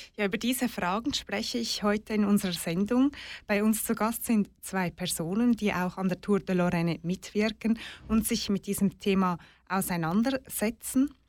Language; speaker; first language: German; native; German